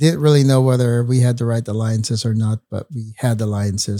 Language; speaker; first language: English; non-native, local second language; Hiligaynon